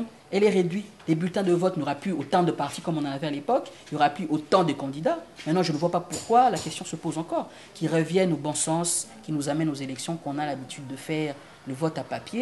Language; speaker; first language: French; non-native, local second language; Lingala